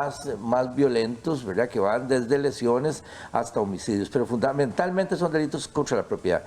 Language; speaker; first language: Spanish; native; Spanish